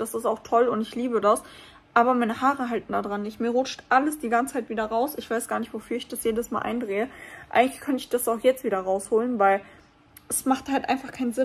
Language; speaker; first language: German; native; German